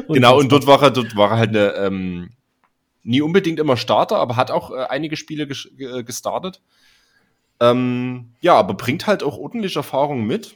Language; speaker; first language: German; native; German